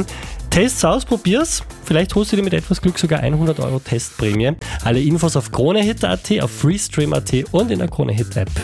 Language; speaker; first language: German; native; German